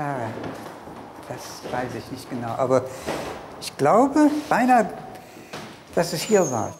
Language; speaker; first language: German; early bilingual, heritage; German